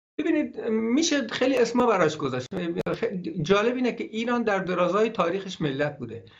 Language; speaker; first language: Persian; non-native, local second language; Gurani